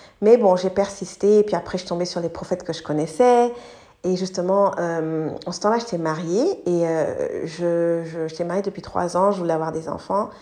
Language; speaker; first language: French; non-native, local second language; English